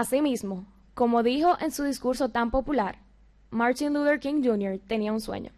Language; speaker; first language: Spanish; early bilingual, heritage; Spanish